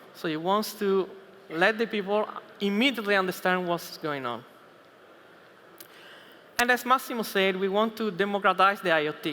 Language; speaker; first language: English; non-native, fluent; Italian